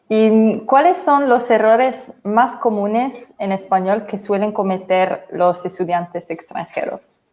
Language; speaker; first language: Spanish; non-native, fluent; English